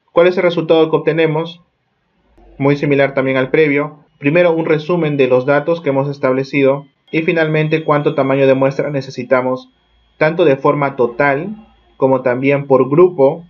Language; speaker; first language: Spanish; native; Spanish